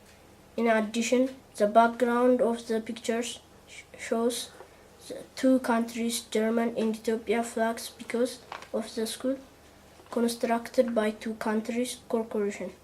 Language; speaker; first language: English; non-native, learner; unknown